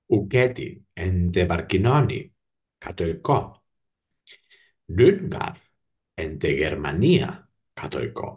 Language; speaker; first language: Greek; non-native, learner; Spanish